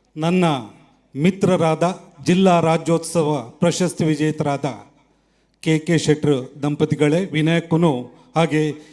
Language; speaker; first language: Kannada; non-native, local second language; Tulu